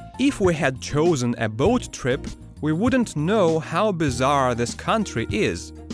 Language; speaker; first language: English; non-native, fluent; Russian